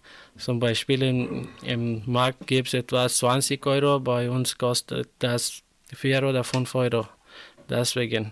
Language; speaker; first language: German; non-native, learner; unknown